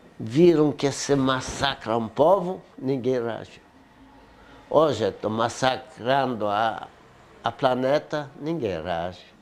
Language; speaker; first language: Portuguese; non-native, fluent; Polish